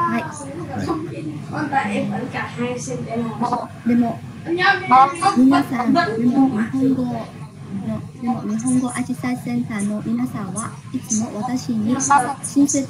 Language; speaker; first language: Japanese; non-native, learner; Vietnamese